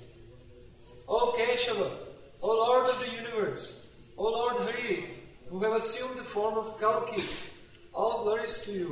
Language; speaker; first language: English; non-native, local second language; Tamil